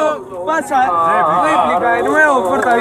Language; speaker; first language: Spanish; native; Spanish